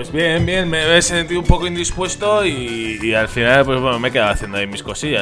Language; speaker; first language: Spanish; native; Spanish